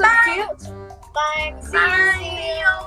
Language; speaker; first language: English; non-native, learner; Thai